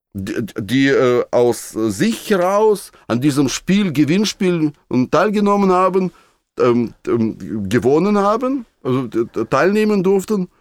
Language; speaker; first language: German; non-native, fluent; Russian